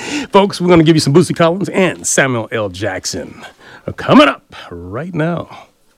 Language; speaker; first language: English; native; English